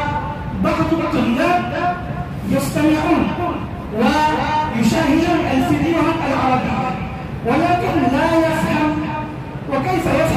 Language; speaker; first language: Arabic; non-native, fluent; Urdu